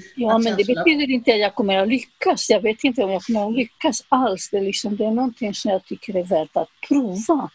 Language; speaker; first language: Swedish; non-native, fluent; Spanish